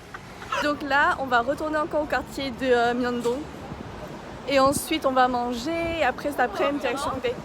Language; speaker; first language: French; native; French